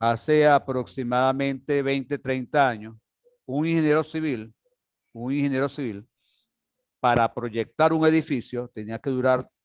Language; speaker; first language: Spanish; native; Spanish